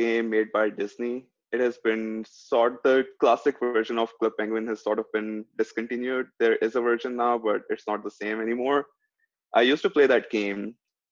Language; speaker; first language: English; non-native, local second language; Urdu